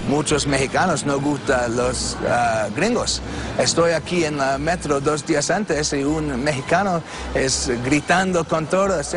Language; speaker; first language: Spanish; non-native, learner; English